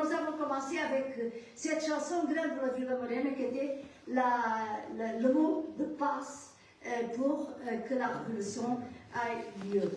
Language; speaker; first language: French; non-native, fluent; Portuguese